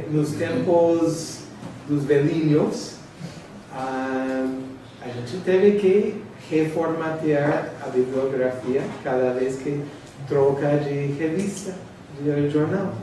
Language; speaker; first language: Portuguese; non-native, fluent; English